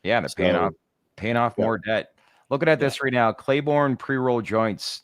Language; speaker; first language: English; native; English